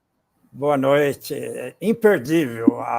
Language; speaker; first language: Portuguese; non-native, fluent; English